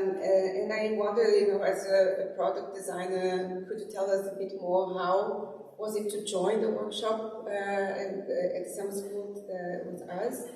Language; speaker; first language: English; non-native, fluent; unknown